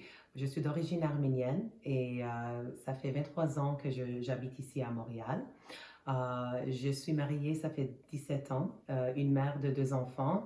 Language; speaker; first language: French; non-native, fluent; Armenian